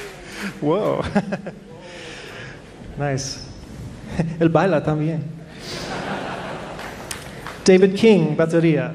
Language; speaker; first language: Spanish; non-native, fluent; English